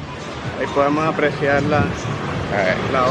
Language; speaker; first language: Spanish; native; Spanish